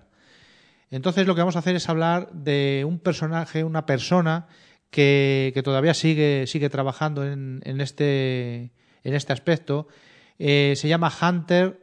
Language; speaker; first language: Spanish; native; Spanish